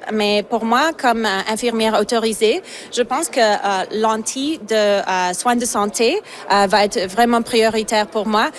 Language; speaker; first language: French; non-native, fluent; Polish